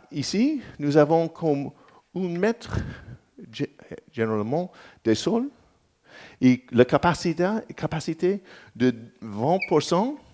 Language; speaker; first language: French; non-native, learner; English